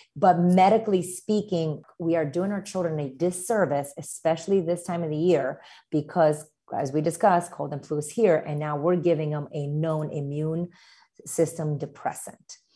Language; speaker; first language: English; early bilingual, other home language; Romanian